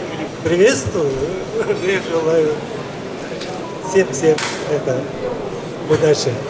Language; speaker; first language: Russian; non-native, local second language; Yakut